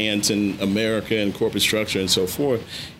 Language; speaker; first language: English; native; English